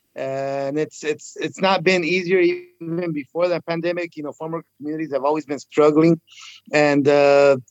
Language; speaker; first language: English; native; English